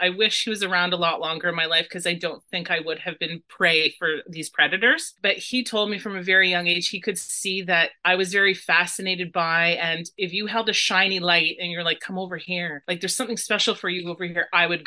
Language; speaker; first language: English; native; English